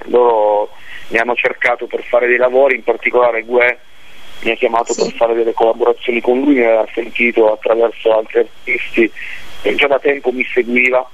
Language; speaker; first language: Italian; native; Italian